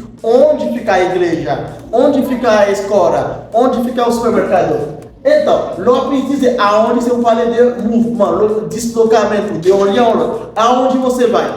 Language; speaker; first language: Portuguese; non-native, local second language; Haitian Creole